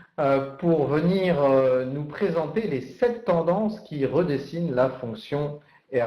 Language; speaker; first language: French; native; French